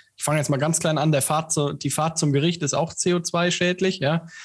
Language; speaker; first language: German; native; German